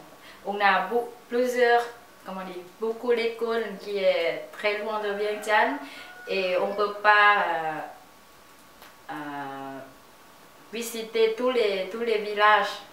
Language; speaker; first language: French; non-native, learner; Lao